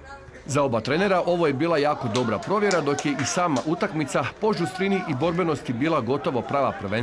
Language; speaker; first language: Serbian; native; Serbian